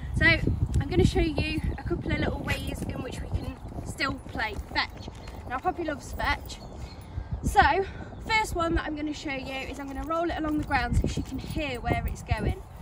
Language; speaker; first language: English; native; English